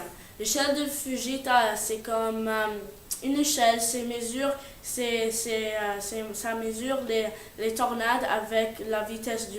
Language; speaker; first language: French; non-native, learner; English